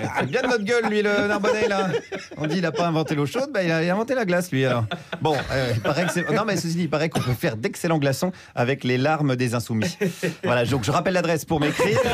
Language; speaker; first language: French; native; French